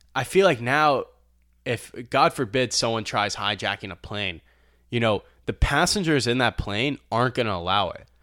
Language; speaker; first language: English; early bilingual, other home language; Albanian